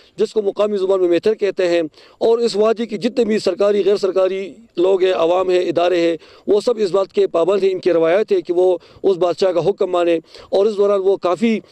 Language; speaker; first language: Urdu; non-native, local second language; Khowar